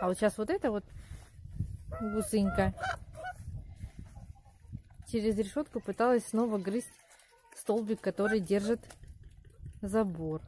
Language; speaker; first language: Russian; native; Russian